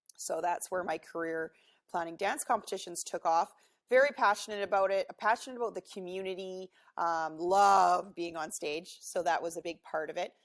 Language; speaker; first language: English; native; English